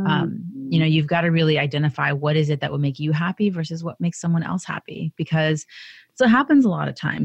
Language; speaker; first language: English; native; English